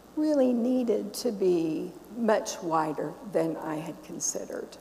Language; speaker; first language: English; native; English